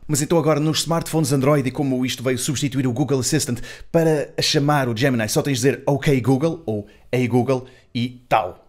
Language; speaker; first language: Portuguese; native; Portuguese